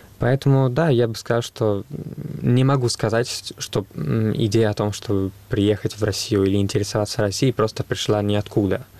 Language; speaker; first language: Russian; non-native, fluent; Italian